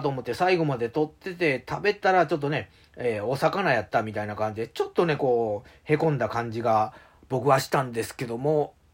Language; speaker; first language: Japanese; native; Japanese